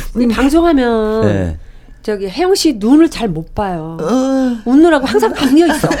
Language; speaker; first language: Korean; native; Korean